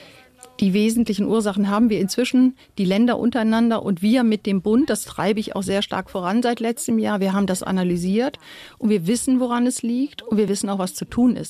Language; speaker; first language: German; native; German